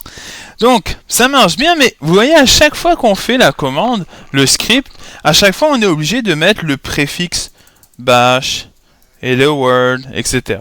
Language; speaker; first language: French; native; French